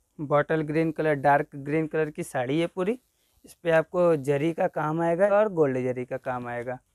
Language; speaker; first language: Hindi; native; Hindi